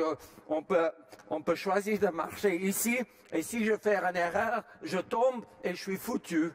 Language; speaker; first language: French; non-native, fluent; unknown